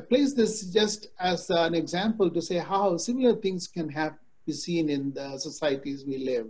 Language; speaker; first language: English; non-native, local second language; Telugu